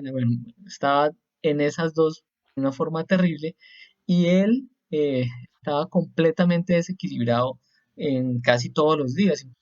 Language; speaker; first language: Spanish; native; Spanish